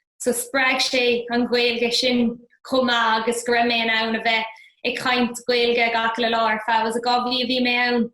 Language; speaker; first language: Irish; non-native, local second language; English